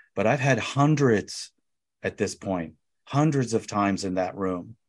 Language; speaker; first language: English; native; English